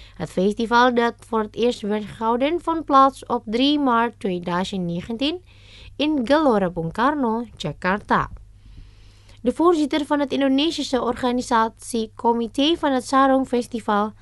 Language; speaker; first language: Dutch; non-native, learner; Indonesian